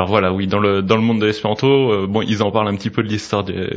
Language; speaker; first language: French; native; French